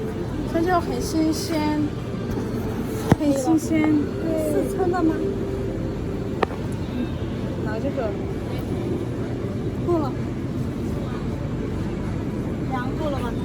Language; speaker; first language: Chinese; non-native, fluent; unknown